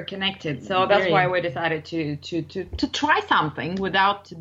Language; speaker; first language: English; non-native, fluent; Bulgarian